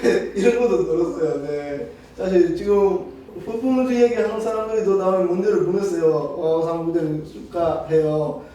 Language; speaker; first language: Korean; non-native, learner; Bangla